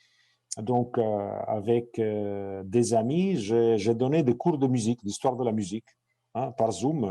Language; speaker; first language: French; non-native, fluent; Italian